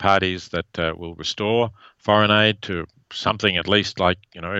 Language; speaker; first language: English; native; English